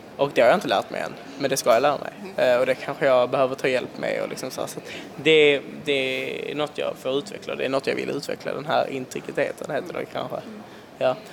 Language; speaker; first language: Swedish; native; Swedish